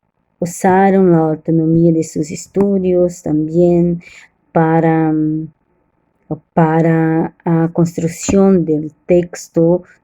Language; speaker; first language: Spanish; non-native, learner; Portuguese